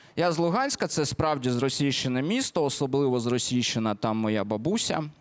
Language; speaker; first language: Ukrainian; non-native, local second language; Russian